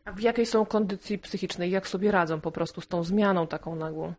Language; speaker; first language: Polish; native; Polish